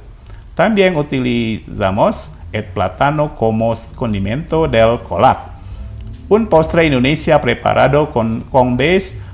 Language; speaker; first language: Spanish; non-native, fluent; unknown